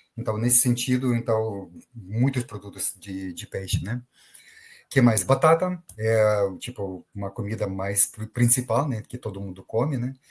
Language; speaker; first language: Portuguese; non-native, fluent; Ukrainian